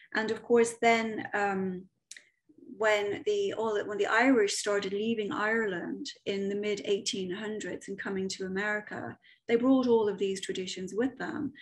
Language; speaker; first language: English; native; English